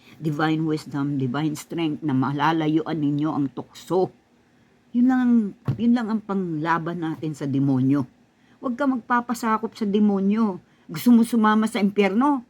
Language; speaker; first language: Filipino; native; Filipino